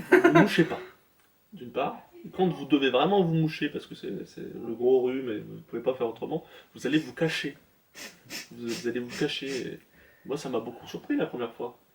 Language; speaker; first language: French; native; French